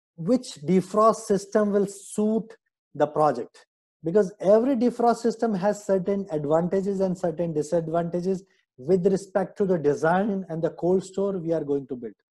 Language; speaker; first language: English; non-native, local second language; Hindi